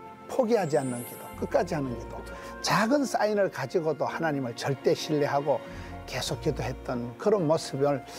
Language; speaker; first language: Korean; native; Korean